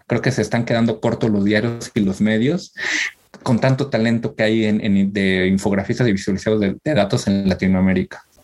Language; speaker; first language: Spanish; native; Spanish